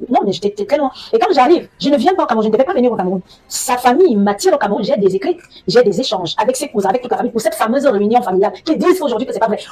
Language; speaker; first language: French; native; French